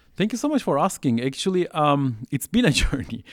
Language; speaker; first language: English; non-native, fluent; Turkish